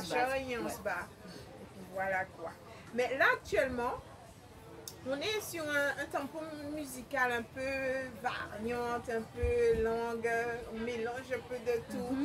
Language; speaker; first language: French; native; French